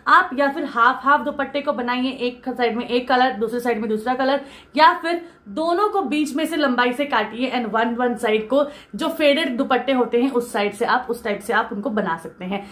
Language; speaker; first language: Hindi; non-native, local second language; Marathi